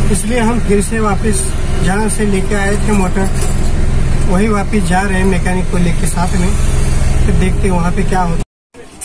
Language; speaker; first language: Hindi; non-native, local second language; Marathi